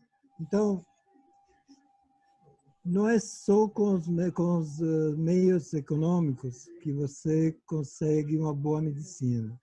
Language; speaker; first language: Portuguese; non-native, fluent; Italian